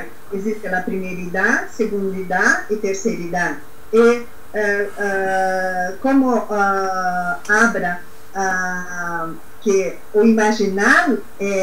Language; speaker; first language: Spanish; non-native, learner; Portuguese